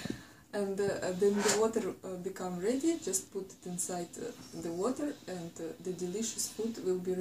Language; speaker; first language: English; non-native, fluent; Russian